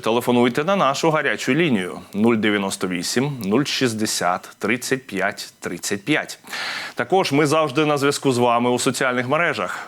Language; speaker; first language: Ukrainian; native; Ukrainian